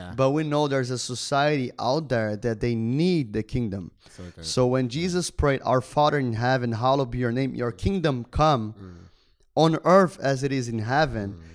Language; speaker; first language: English; non-native, fluent; Portuguese